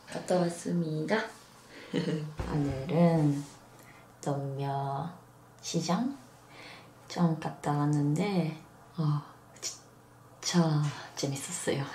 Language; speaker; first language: Korean; non-native, fluent; Japanese